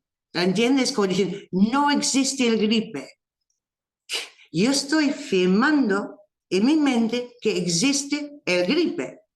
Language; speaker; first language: Spanish; non-native, fluent; English